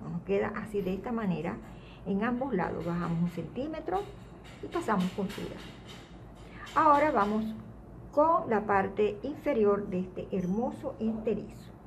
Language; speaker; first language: Spanish; native; Spanish